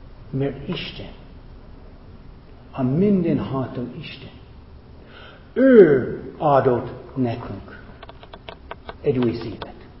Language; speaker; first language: Hungarian; non-native, fluent; English